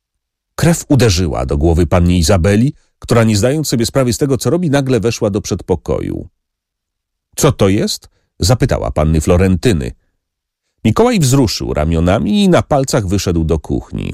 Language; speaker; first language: Polish; native; Polish